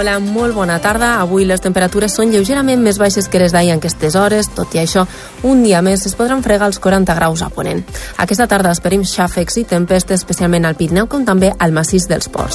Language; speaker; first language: Catalan; native; Catalan